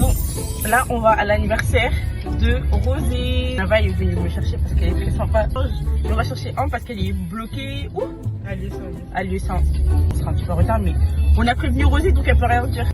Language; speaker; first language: French; native; French